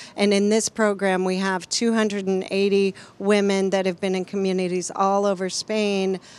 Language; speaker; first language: English; native; English